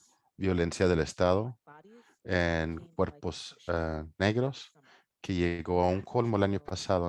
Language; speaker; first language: Spanish; non-native, fluent; English